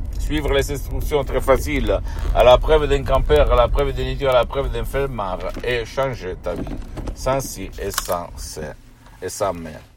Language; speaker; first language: French; non-native, fluent; Italian